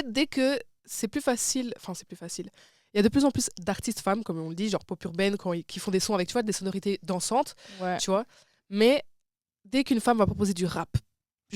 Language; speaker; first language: French; native; French